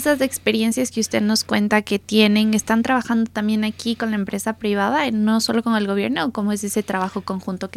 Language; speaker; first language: Spanish; native; Spanish